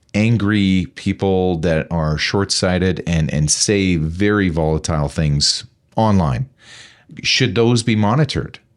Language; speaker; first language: English; native; English